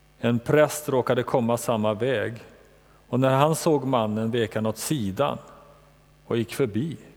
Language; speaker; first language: Swedish; native; Swedish